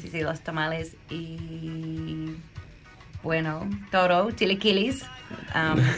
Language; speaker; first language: Spanish; non-native, learner; English